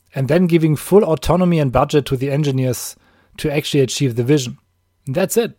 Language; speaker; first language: English; non-native, fluent; German